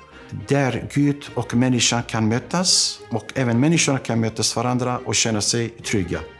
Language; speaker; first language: Swedish; non-native, fluent; Aramaic